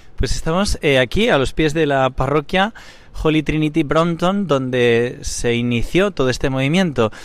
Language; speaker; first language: Spanish; native; Spanish